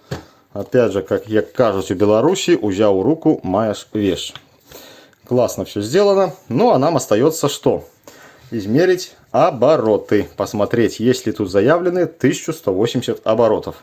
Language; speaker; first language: Russian; native; Russian